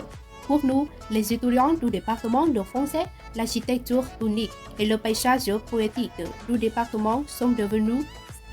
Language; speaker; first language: French; non-native, learner; Vietnamese